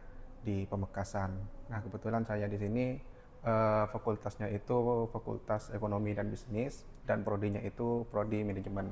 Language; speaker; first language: Indonesian; non-native, local second language; Madurese